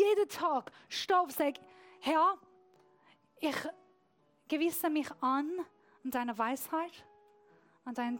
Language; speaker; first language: German; non-native, fluent; Persian